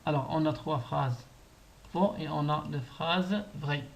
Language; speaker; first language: French; non-native, local second language; Arabic